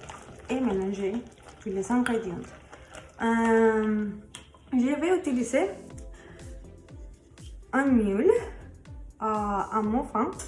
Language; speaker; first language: French; non-native, learner; Spanish